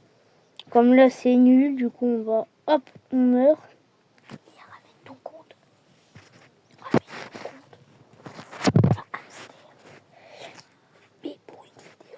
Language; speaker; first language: French; native; French